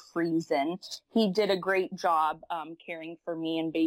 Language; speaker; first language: English; native; English